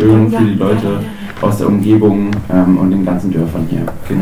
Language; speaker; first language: German; native; German